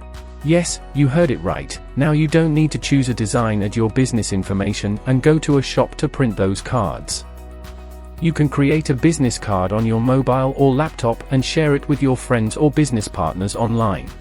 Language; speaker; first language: English; non-native, local second language; Hindi